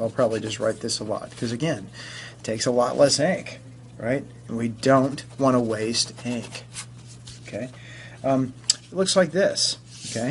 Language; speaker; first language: English; native; English